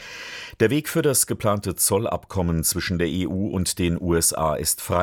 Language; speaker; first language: German; native; German